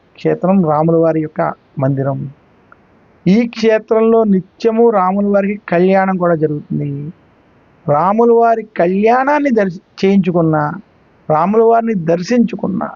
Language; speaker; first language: Telugu; native; Telugu